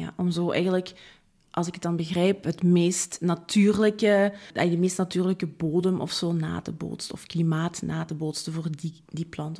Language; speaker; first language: Dutch; native; Dutch